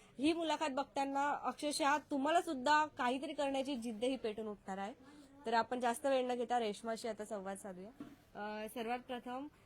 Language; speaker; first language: Marathi; native; Marathi